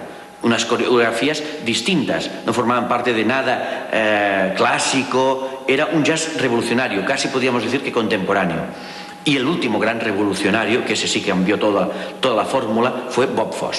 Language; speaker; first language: Spanish; native; Spanish